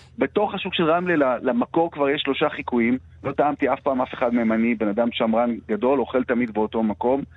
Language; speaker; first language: Hebrew; native; Hebrew